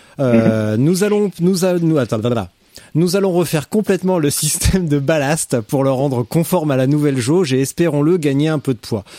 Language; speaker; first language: French; native; French